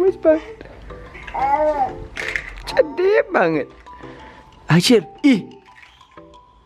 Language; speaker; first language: Indonesian; non-native, learner; Turkish